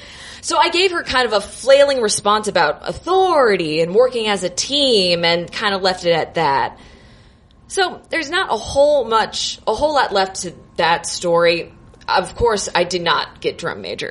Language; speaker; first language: English; native; English